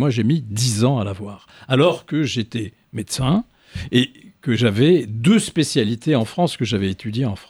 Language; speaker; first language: French; non-native, local second language; Arabic